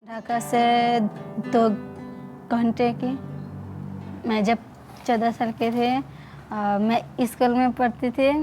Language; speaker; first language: Hindi; non-native, learner; Bangla